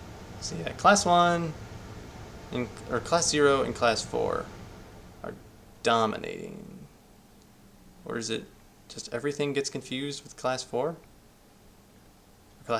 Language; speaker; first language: English; native; English